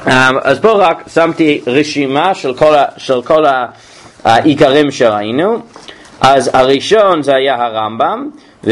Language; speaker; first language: Hebrew; non-native, fluent; English